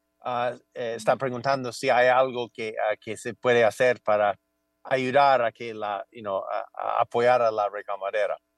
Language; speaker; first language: Spanish; non-native, fluent; English